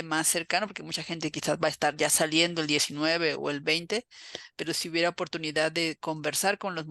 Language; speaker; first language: Spanish; native; Spanish